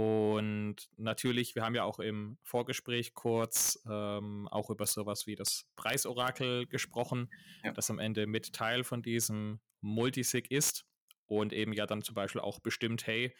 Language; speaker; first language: German; native; German